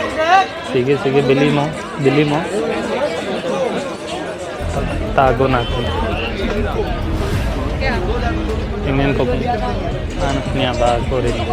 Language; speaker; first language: Filipino; non-native, learner; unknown